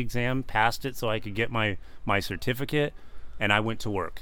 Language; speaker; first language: English; native; English